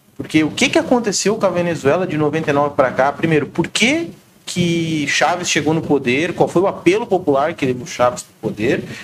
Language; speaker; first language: Portuguese; native; Portuguese